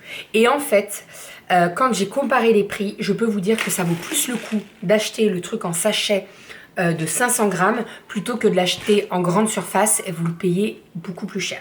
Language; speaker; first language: French; native; French